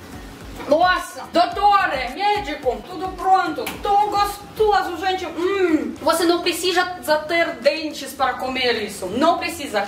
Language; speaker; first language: Portuguese; non-native, fluent; Russian